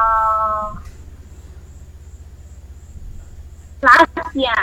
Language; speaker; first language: English; non-native, learner; Thai